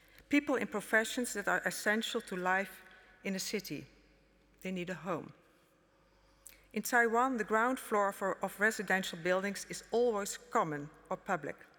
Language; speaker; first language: English; non-native, fluent; Dutch